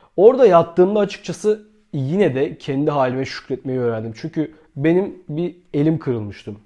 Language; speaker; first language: Turkish; native; Turkish